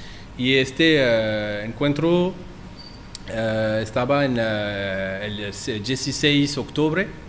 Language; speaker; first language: Spanish; non-native, learner; French